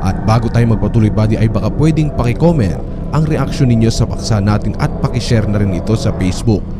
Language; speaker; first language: Filipino; native; Filipino